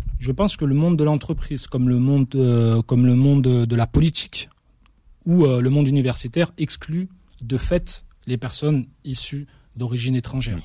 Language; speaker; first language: French; early bilingual, other home language; Arabic